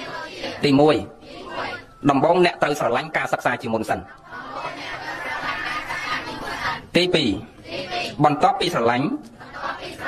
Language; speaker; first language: Khmer; native; Khmer